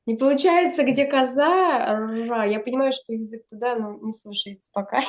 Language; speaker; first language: Russian; native; Russian